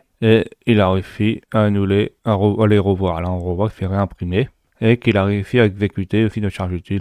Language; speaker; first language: French; native; French